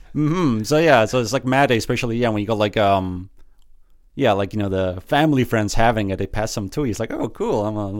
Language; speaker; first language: English; early bilingual, other home language; Spanish